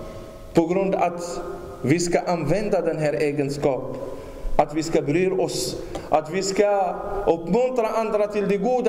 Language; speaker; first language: Swedish; non-native, fluent; Arabic